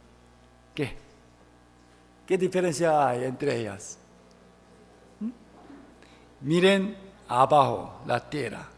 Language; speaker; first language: Spanish; non-native, fluent; Korean